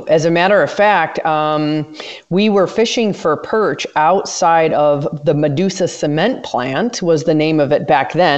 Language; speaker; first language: English; native; English